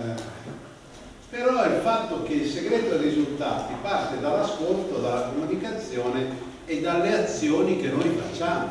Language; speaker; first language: Italian; native; Italian